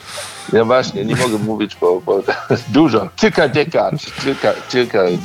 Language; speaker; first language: Polish; early bilingual, heritage; Polish